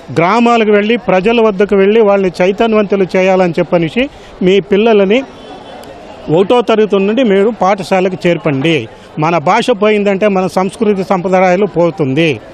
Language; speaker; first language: Telugu; native; Telugu